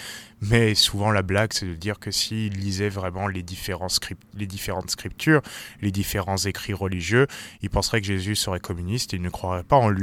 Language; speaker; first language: French; native; French